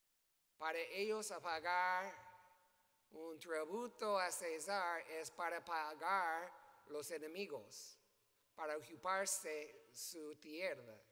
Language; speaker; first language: Spanish; non-native, learner; English